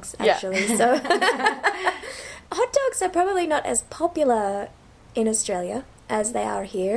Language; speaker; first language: English; native; English